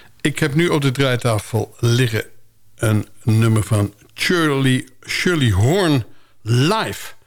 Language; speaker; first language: Dutch; native; Dutch